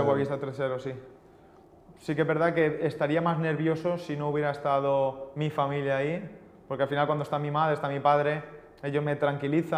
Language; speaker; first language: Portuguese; non-native, learner; Spanish